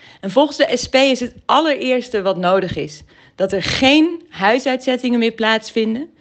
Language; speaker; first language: Dutch; native; Dutch